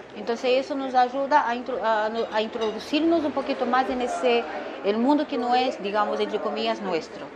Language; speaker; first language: Spanish; non-native, fluent; Korean